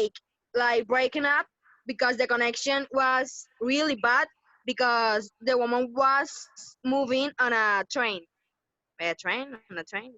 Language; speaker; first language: English; non-native, learner; Spanish